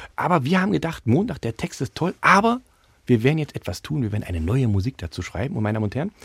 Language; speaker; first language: German; native; German